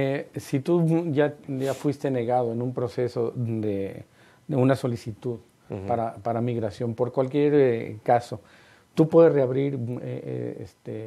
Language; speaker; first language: Spanish; native; Spanish